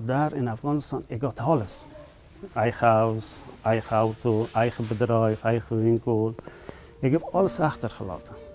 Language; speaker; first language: Dutch; non-native, learner; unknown